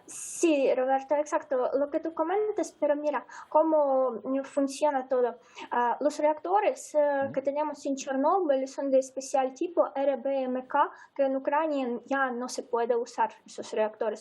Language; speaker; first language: Spanish; non-native, fluent; Ukrainian